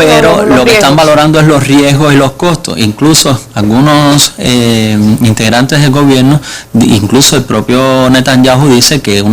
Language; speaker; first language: Spanish; native; Spanish